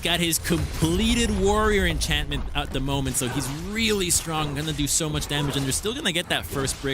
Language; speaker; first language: English; native; English